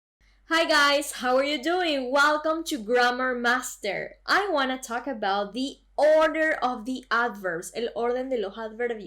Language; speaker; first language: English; non-native, fluent; Spanish